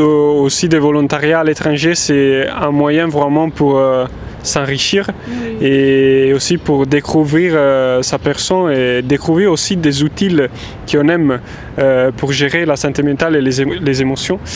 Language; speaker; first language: French; non-native, fluent; Italian